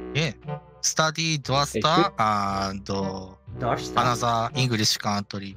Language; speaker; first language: English; non-native, learner; Japanese